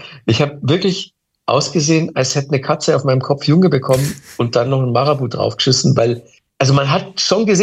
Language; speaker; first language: German; native; German